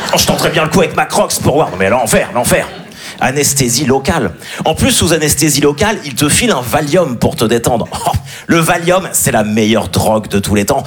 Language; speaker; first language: French; native; French